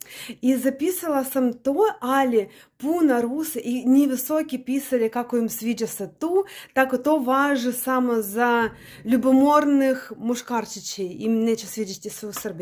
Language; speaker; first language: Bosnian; non-native, learner; Russian